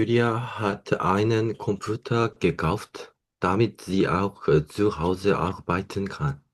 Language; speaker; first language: German; non-native, learner; Korean